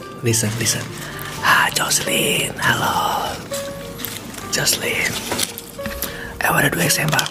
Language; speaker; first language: English; non-native, learner; Indonesian